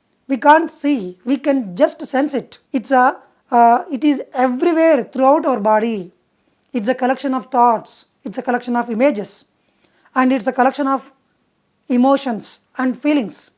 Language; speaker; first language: English; non-native, local second language; Telugu